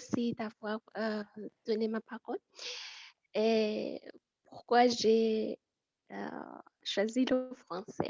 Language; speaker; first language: French; non-native, fluent; Persian